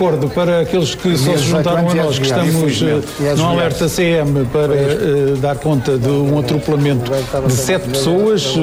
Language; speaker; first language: Portuguese; native; Portuguese